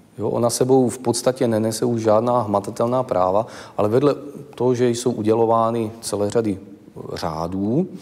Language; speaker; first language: Czech; native; Czech